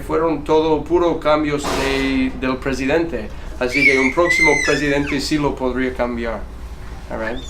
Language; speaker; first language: Spanish; non-native, fluent; English